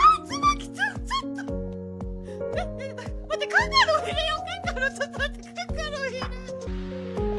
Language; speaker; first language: Japanese; native; Japanese